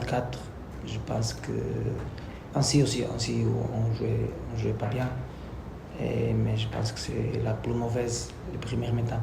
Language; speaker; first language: French; non-native, learner; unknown